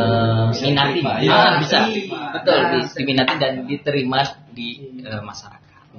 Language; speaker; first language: Indonesian; native; Indonesian